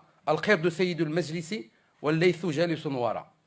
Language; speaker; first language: Arabic; native; Arabic